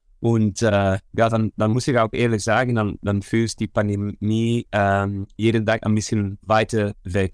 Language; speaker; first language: German; non-native, learner; Dutch